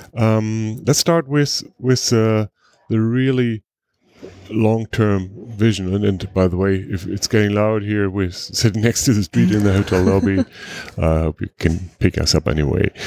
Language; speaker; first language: English; non-native, fluent; German